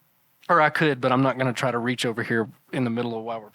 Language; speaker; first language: English; native; English